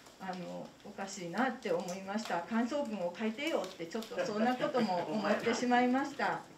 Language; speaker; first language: Japanese; native; Japanese